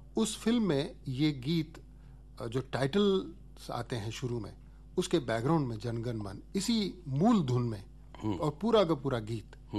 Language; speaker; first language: Hindi; native; Hindi